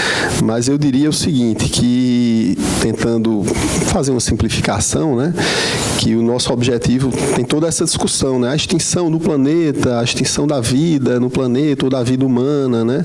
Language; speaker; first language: Portuguese; native; Portuguese